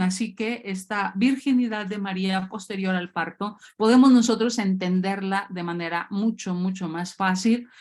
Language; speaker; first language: Spanish; native; Spanish